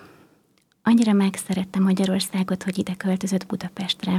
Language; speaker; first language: Hungarian; native; Hungarian